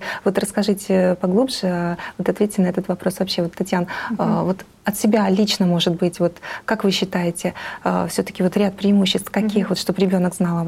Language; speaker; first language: Russian; native; Russian